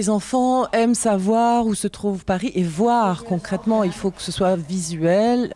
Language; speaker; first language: French; native; French